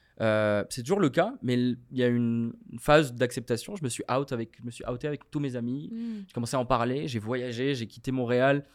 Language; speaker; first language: French; non-native, local second language; Arabic